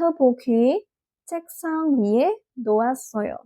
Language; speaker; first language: Korean; non-native, fluent; Indonesian